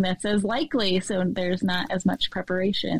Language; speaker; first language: English; native; English